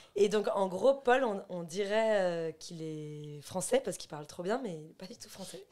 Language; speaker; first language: French; native; French